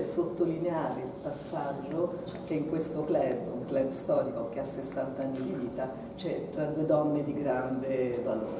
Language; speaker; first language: Italian; native; Italian